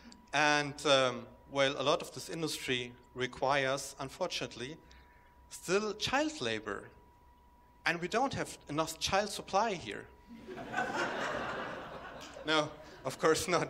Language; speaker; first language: English; non-native, fluent; German